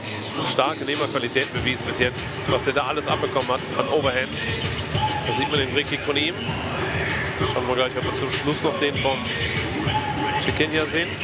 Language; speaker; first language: German; native; German